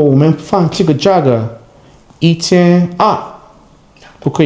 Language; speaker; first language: Chinese; non-native, learner; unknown